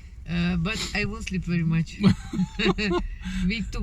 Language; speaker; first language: English; non-native, learner; Russian